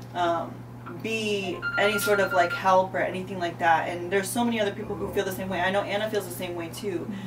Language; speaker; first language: English; native; English